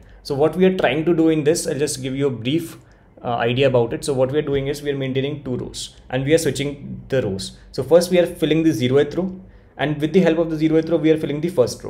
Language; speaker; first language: English; non-native, local second language; Hindi